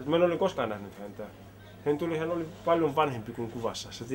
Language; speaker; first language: Finnish; early bilingual, heritage; Finnish